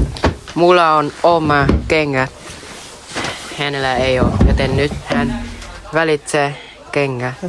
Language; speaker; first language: Finnish; non-native, learner; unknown